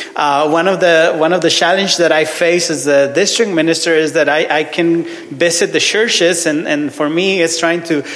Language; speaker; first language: English; non-native, fluent; Spanish